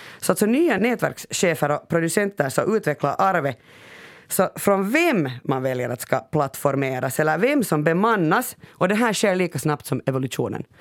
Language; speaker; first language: Swedish; native; Swedish